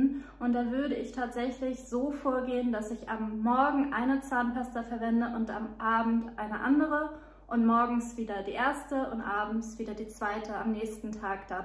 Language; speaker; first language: German; native; German